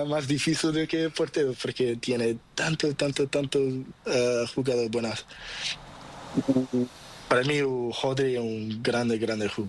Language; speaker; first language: Spanish; non-native, learner; Portuguese